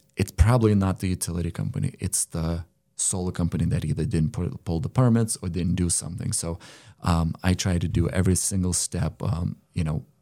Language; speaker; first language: English; non-native, fluent; Lithuanian